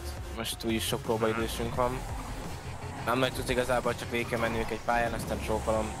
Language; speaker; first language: Hungarian; native; Hungarian